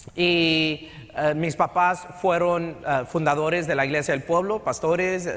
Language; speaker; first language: Spanish; native; Spanish